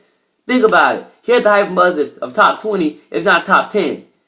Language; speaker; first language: English; native; English